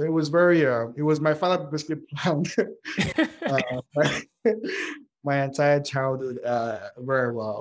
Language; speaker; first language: English; non-native, local second language; Yoruba